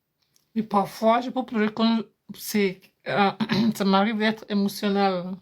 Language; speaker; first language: French; non-native, fluent; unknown